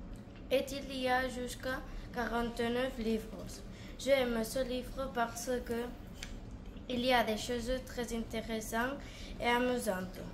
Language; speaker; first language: French; non-native, learner; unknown